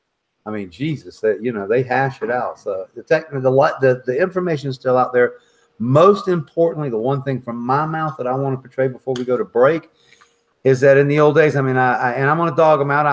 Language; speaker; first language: English; native; English